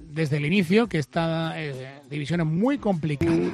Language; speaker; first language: Spanish; native; Spanish